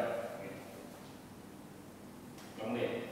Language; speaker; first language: French; non-native, learner; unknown